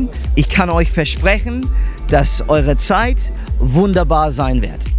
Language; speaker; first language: German; non-native, fluent; English